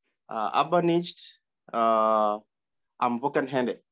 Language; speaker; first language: German; non-native, learner; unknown